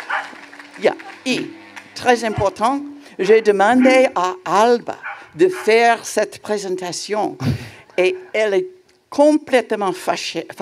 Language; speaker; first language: French; non-native, learner; English